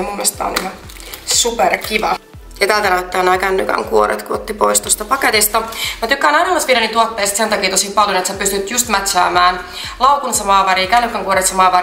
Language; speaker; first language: Finnish; native; Finnish